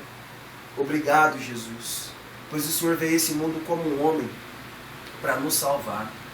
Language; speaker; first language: Portuguese; native; Portuguese